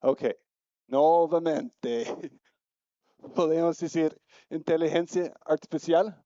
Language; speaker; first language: Spanish; non-native, learner; English